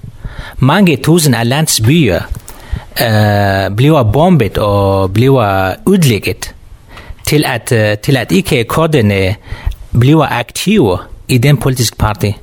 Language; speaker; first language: Danish; non-native, learner; Kurdish